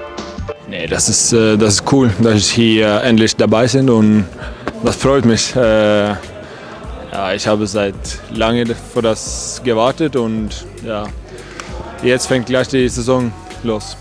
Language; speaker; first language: German; non-native, learner; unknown